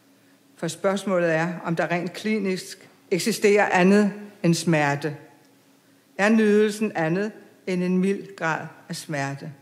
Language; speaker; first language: Danish; native; Danish